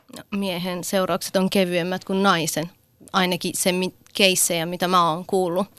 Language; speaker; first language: Finnish; early bilingual, other home language; Persian